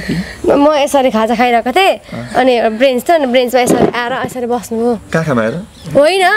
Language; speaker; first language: Nepali; native; Nepali